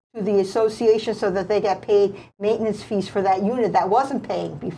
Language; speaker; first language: English; native; English